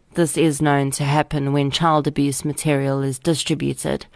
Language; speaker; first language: English; native; English